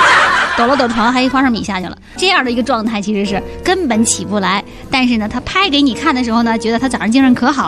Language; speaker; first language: Chinese; native; Chinese